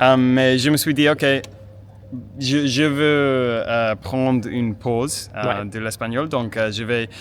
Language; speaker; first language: French; non-native, fluent; English